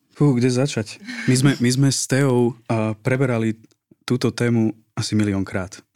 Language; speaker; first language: Slovak; native; Slovak